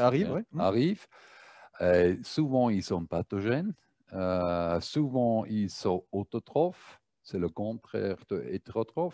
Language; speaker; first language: French; non-native, fluent; German